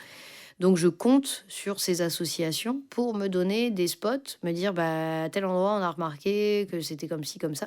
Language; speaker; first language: French; native; French